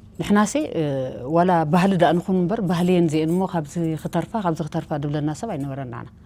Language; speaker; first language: Tigrinya; native; Tigrinya